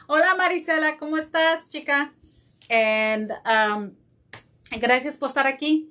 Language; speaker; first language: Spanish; early bilingual, heritage; Spanish